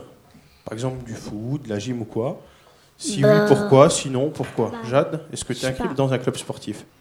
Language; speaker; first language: French; native; French